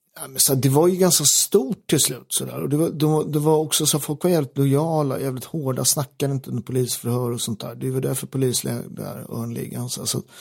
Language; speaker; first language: Swedish; native; Swedish